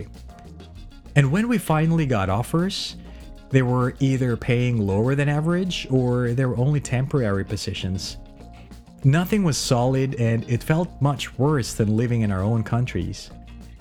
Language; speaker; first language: English; non-native, local second language; Filipino